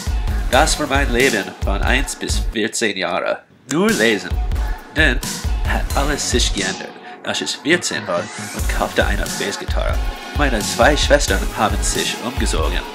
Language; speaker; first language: German; non-native, learner; English